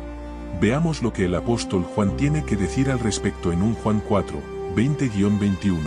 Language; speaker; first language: Spanish; native; Spanish